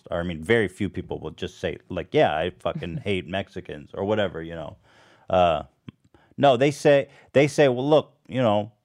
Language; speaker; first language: English; native; English